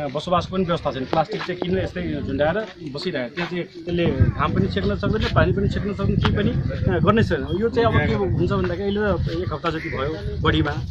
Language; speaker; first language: Nepali; non-native, local second language; Maithili